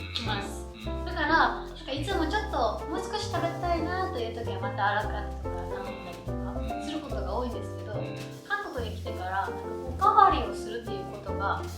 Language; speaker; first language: Japanese; native; Japanese